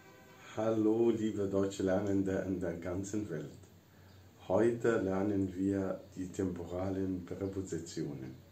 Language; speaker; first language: German; non-native, fluent; Arabic